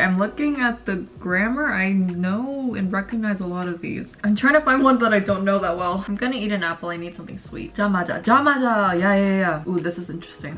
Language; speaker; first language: English; native; English